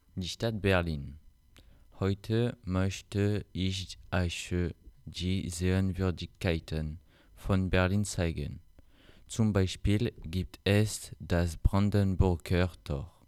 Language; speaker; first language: German; non-native, learner; French